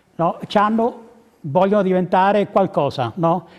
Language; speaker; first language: Italian; native; Italian